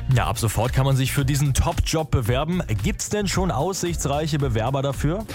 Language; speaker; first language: German; native; German